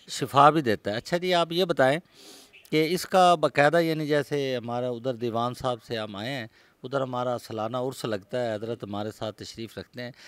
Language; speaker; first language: Urdu; non-native, local second language; Punjabi